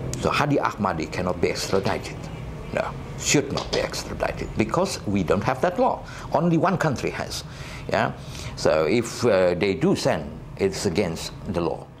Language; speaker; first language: English; non-native, fluent; Indonesian